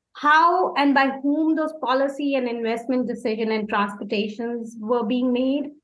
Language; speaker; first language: English; non-native, local second language; Hindi